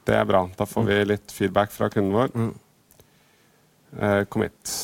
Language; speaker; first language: Norwegian; native; Norwegian